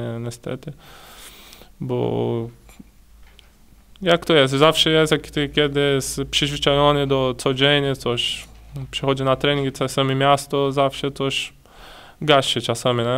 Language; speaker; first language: Polish; non-native, learner; Portuguese